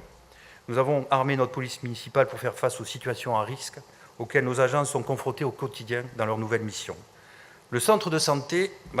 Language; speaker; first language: French; native; French